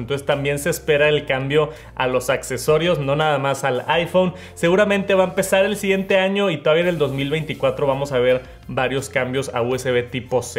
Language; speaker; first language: Spanish; native; Spanish